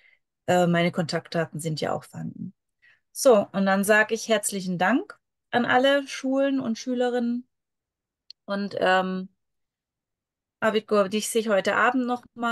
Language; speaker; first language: German; native; German